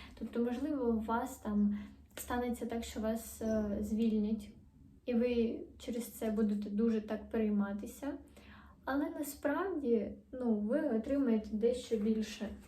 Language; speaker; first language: Ukrainian; non-native, local second language; Russian